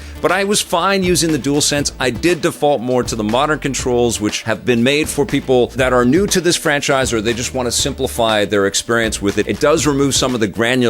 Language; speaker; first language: English; native; English